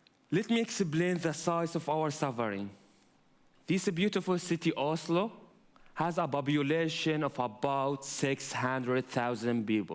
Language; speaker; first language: English; non-native, fluent; Arabic